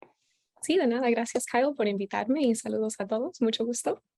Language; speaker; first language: Spanish; early bilingual, heritage; Spanish